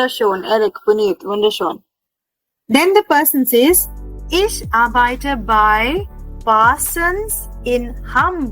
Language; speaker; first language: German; non-native, fluent; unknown